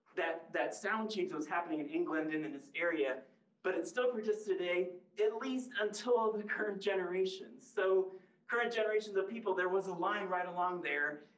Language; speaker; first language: English; native; English